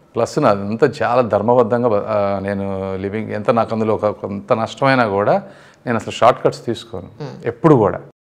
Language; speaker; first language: Telugu; native; Telugu